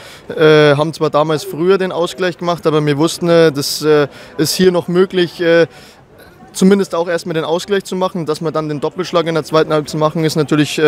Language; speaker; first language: German; native; German